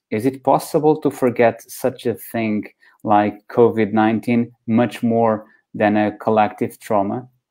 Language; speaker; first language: English; non-native, fluent; Portuguese